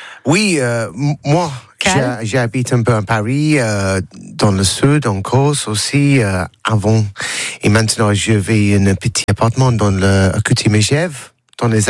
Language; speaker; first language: French; non-native, learner; English